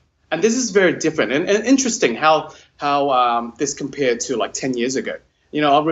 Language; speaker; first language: English; non-native, local second language; Cantonese